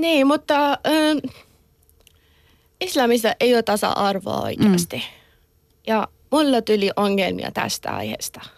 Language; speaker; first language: Finnish; non-native, learner; Persian